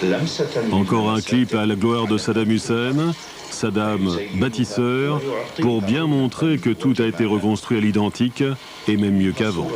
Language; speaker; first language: French; native; French